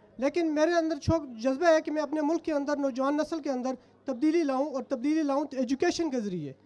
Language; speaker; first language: Urdu; non-native, local second language; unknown